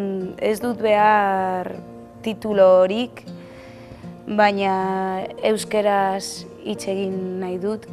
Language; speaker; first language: Basque; non-native, local second language; Spanish